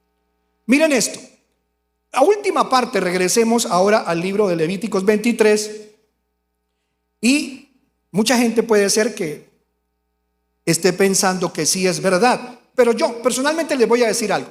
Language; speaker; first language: Spanish; native; Spanish